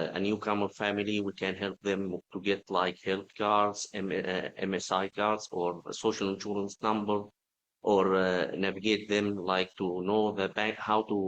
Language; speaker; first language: English; non-native, fluent; Arabic